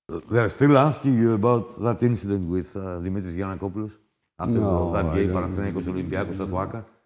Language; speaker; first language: English; non-native, fluent; Greek